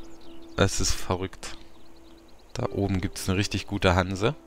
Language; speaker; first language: German; native; German